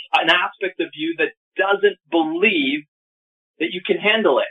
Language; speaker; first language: English; native; English